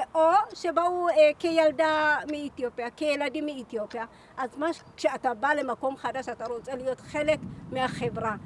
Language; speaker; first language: Hebrew; early bilingual, other home language; Amharic